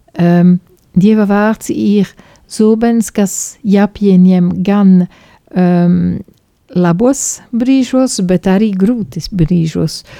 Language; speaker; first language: Latvian; non-native, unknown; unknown